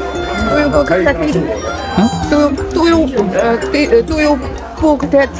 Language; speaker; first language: English; non-native, learner; Chinese